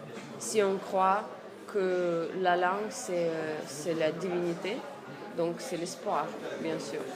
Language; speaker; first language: French; non-native, fluent; Russian